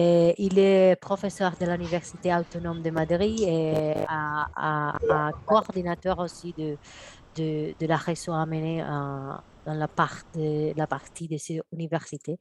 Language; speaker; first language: French; non-native, fluent; Spanish